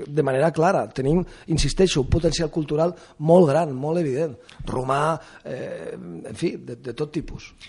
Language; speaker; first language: Catalan; non-native, local second language; Spanish